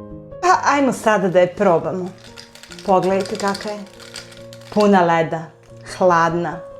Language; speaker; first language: Serbian; native; Serbian